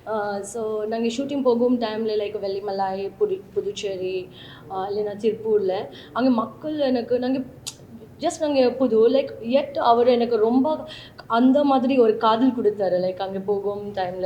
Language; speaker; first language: Tamil; non-native, learner; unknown